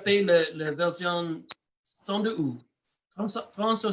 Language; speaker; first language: French; non-native, learner; English